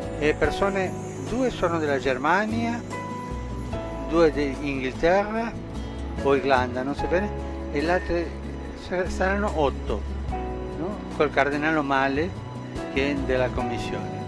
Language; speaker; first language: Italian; non-native, learner; French